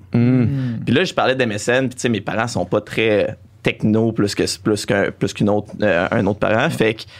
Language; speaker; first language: French; native; French